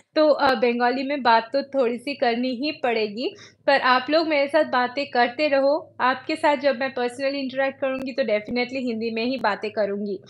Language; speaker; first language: Hindi; non-native, local second language; Bangla